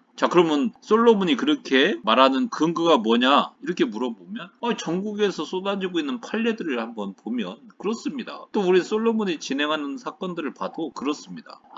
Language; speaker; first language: Korean; native; Korean